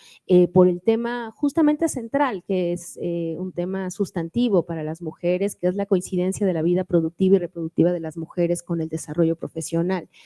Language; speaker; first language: Spanish; native; Spanish